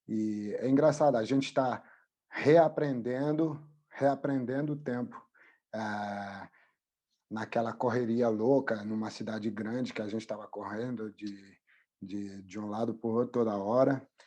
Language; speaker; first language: Portuguese; non-native, fluent; French